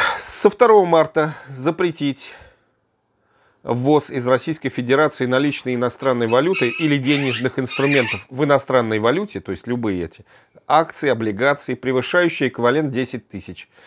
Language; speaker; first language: Russian; native; Russian